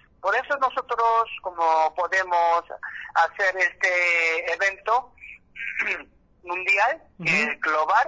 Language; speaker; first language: Spanish; non-native, learner; Korean